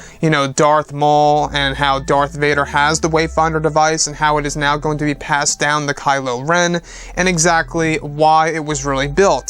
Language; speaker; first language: English; native; English